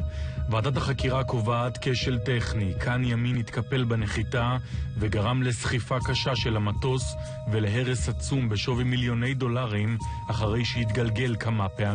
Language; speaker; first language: Hebrew; native; Hebrew